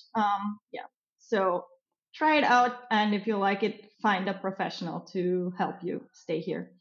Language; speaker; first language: English; non-native, fluent; German